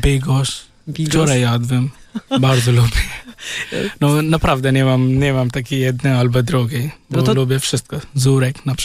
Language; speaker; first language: Polish; non-native, learner; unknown